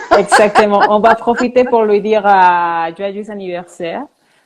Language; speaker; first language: French; non-native, fluent; Spanish